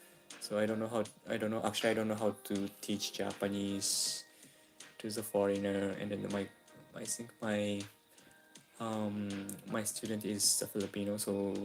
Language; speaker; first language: English; non-native, local second language; Filipino